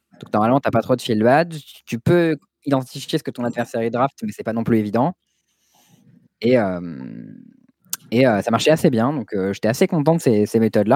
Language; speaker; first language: French; native; French